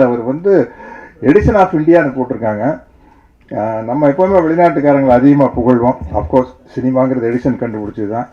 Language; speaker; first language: Tamil; native; Tamil